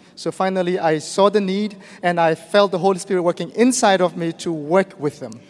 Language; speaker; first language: English; non-native, fluent; Burmese